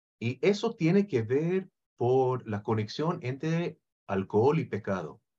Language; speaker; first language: Spanish; non-native, fluent; Hebrew